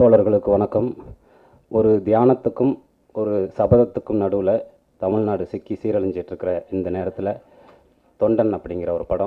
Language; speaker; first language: Tamil; native; Tamil